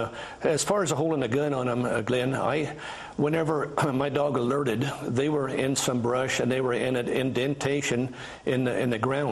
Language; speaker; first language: English; native; English